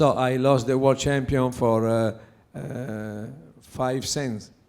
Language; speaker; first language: English; non-native, learner; Italian